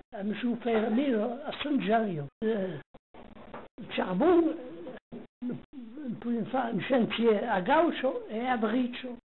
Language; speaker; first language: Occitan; native; Occitan